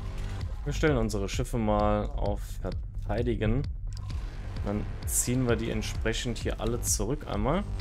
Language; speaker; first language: German; native; German